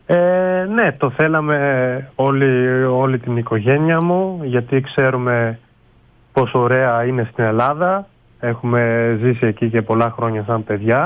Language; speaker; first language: Greek; early bilingual, other home language; Bulgarian